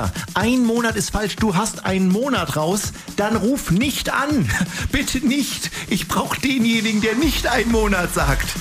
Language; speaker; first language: German; native; German